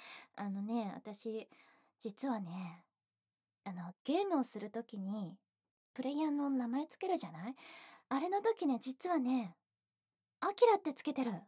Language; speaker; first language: Japanese; native; Japanese